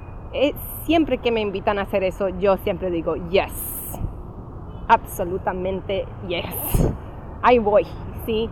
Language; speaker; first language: Spanish; early bilingual, heritage; English